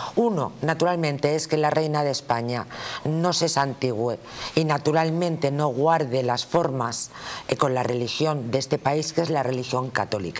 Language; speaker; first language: Spanish; native; Spanish